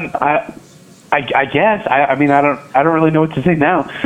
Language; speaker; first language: English; native; English